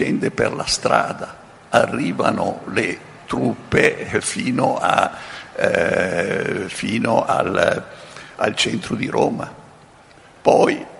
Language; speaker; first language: Italian; native; Italian